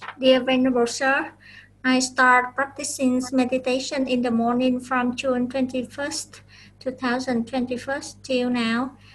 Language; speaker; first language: English; non-native, fluent; Vietnamese